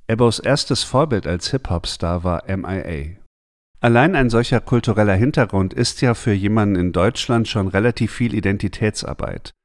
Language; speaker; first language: German; native; German